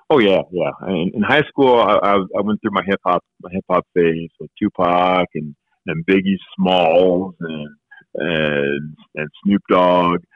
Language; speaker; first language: English; native; English